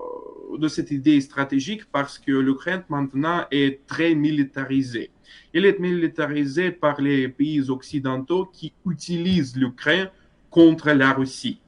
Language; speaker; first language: French; non-native, fluent; Russian